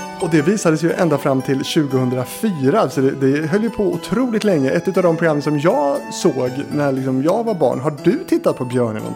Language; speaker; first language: Swedish; native; Swedish